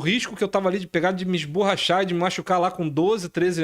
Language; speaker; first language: Portuguese; native; Portuguese